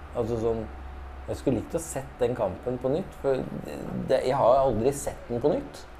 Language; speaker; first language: Norwegian; early bilingual, other home language; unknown